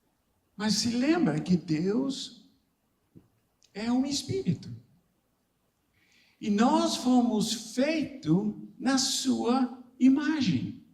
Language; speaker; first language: Portuguese; non-native, fluent; English